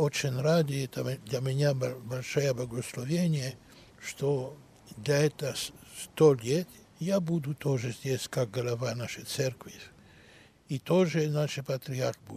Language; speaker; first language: Russian; non-native, learner; Greek